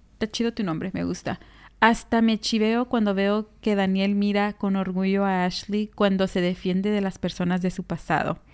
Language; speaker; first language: Spanish; early bilingual, heritage; Spanish